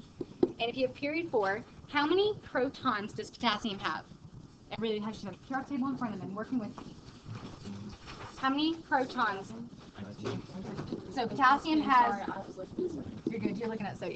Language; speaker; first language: English; native; English